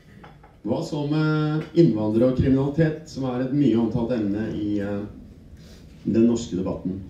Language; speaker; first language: Norwegian; native; Norwegian